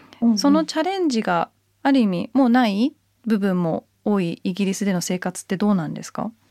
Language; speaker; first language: Japanese; early bilingual, heritage; Japanese